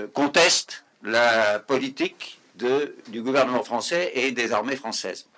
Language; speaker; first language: French; native; French